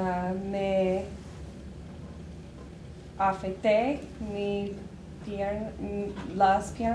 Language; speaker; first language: Spanish; non-native, learner; English